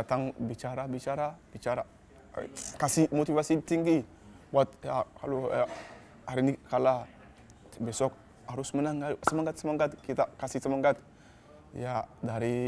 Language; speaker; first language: Indonesian; non-native, learner; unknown